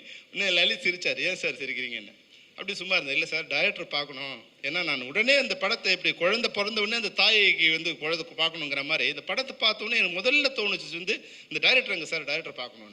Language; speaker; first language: Tamil; native; Tamil